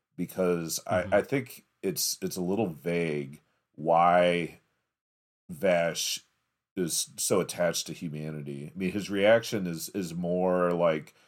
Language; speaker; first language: English; native; English